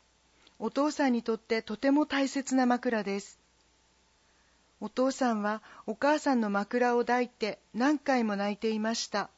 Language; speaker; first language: Japanese; non-native, fluent; Korean